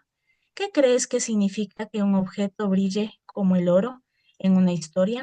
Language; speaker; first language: Spanish; native; Spanish